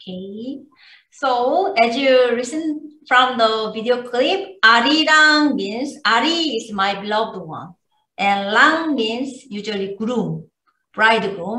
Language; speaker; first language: English; non-native, learner; Korean